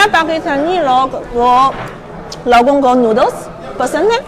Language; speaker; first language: Hindi; non-native, learner; Chinese